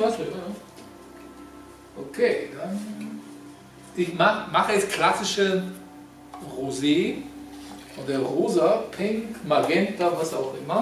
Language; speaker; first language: German; non-native, fluent; Georgian